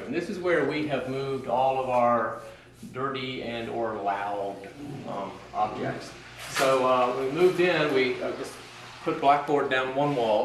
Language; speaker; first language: English; native; English